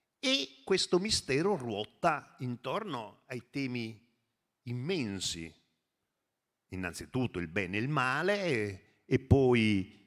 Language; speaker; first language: Italian; native; Italian